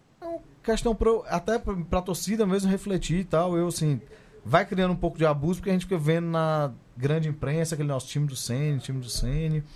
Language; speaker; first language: Portuguese; native; Portuguese